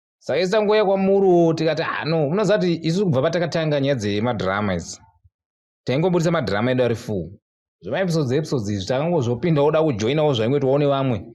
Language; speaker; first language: Shona; native; Shona